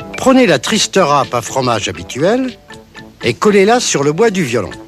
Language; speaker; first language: French; native; French